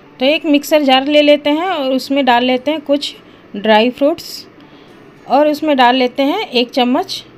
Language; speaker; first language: Hindi; native; Hindi